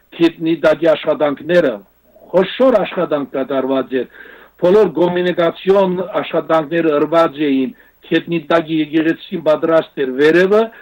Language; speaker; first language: Armenian; native; Armenian